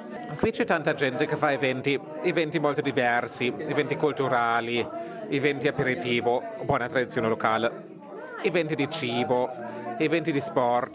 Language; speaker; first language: Italian; non-native, fluent; German